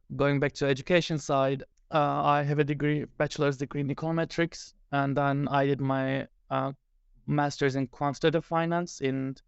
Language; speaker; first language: English; non-native, fluent; Turkish